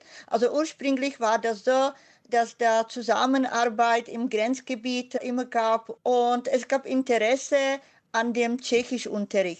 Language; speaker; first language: German; non-native, fluent; Czech